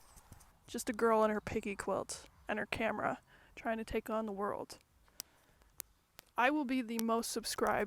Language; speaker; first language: English; native; English